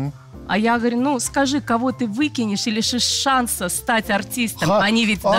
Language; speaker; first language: Russian; native; Russian